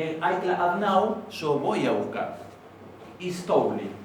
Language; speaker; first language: Icelandic; non-native, learner; Spanish